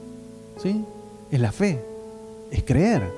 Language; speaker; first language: Spanish; native; Spanish